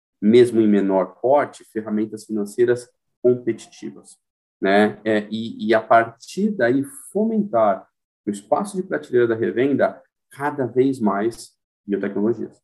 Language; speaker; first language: Portuguese; native; Portuguese